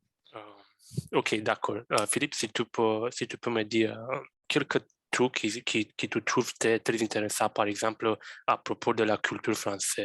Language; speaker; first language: French; non-native, fluent; Romanian